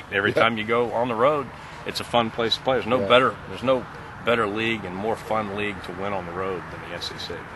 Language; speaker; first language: English; native; English